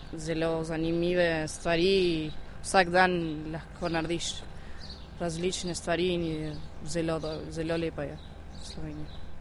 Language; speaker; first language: Slovenian; early bilingual, heritage; Slovenian